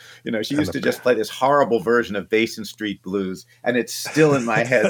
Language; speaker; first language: English; native; English